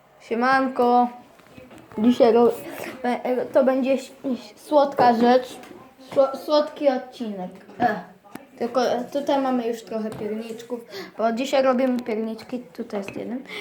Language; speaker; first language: Polish; early bilingual, heritage; Polish